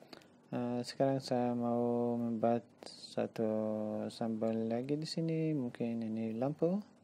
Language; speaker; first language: Indonesian; non-native, learner; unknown